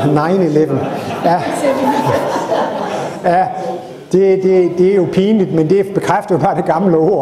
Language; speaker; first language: Danish; native; Danish